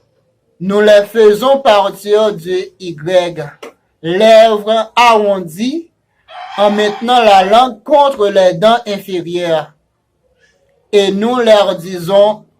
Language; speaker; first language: French; non-native, fluent; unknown